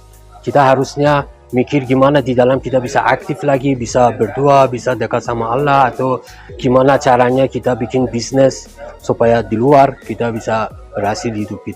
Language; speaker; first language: Indonesian; non-native, learner; Persian